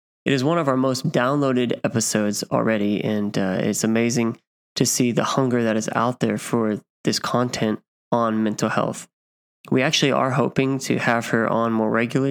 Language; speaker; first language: English; native; English